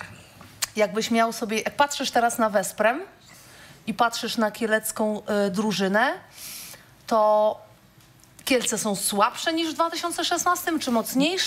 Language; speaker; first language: Polish; native; Polish